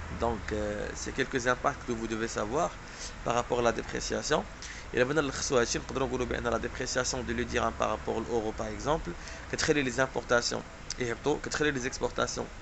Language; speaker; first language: French; non-native, local second language; Arabic